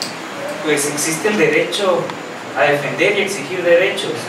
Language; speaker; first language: Spanish; native; Spanish